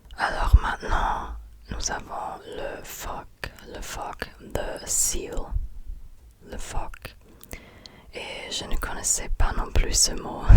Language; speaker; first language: French; non-native, fluent; German